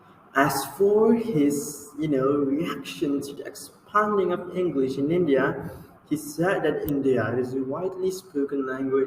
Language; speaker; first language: English; non-native, local second language; Malay